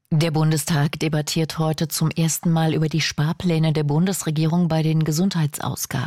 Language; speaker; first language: German; native; German